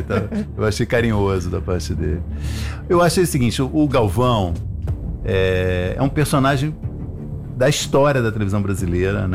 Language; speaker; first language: Portuguese; native; Portuguese